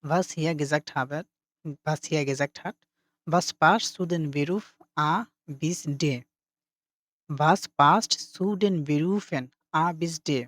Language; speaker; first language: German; non-native, fluent; Bangla